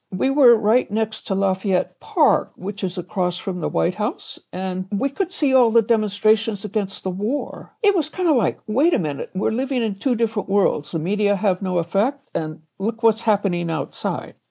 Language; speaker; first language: English; native; English